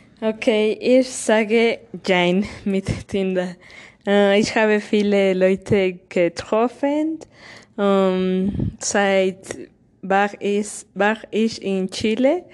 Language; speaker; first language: German; non-native, learner; Spanish